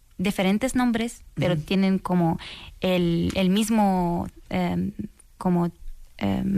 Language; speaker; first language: Spanish; non-native, learner; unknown